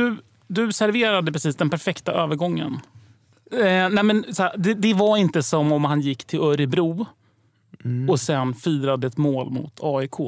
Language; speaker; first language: Swedish; native; Swedish